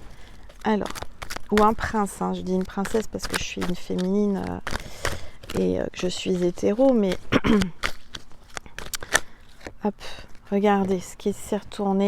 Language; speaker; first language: French; native; French